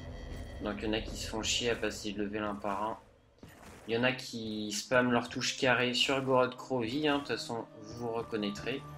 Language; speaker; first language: French; native; French